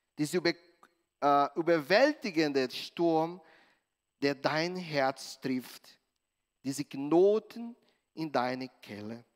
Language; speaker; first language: German; non-native, fluent; Portuguese